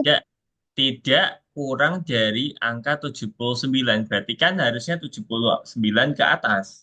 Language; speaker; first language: Indonesian; native; Indonesian